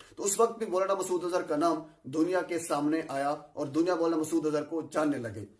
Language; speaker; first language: Urdu; non-native, local second language; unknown